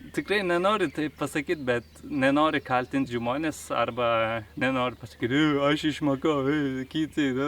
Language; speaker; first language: Lithuanian; non-native, fluent; Turkish